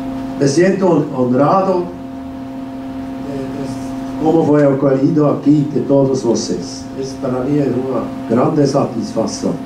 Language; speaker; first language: Portuguese; non-native, fluent; German